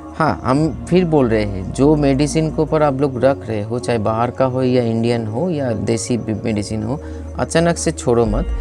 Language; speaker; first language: Hindi; non-native, local second language; Bangla